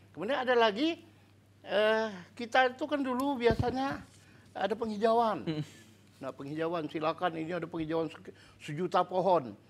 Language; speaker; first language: Indonesian; native; Indonesian